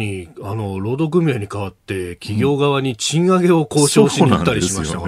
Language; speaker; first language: Japanese; native; Japanese